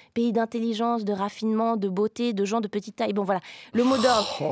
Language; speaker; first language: French; native; French